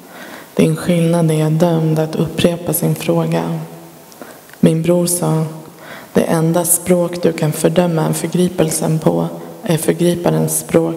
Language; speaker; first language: Swedish; early bilingual, other home language; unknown